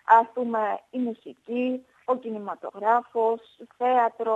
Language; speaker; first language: Greek; non-native, fluent; Armenian